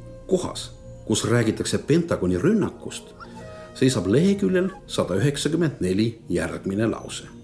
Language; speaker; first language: Estonian; native; Estonian